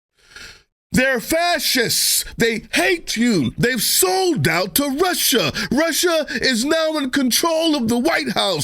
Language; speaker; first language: English; native; English